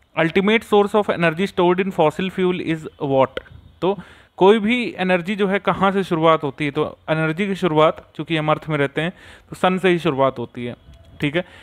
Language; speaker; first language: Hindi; native; Hindi